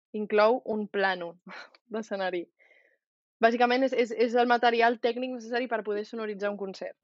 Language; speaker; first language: Catalan; native; Catalan